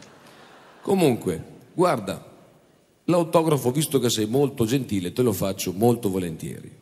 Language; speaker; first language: Italian; native; Italian